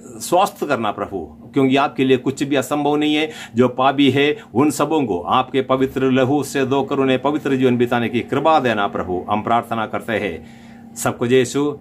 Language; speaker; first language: Hindi; non-native, local second language; Malayalam